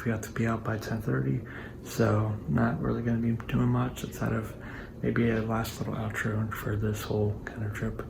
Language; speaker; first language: English; native; English